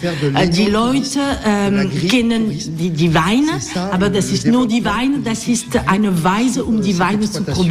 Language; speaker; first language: German; non-native, learner; French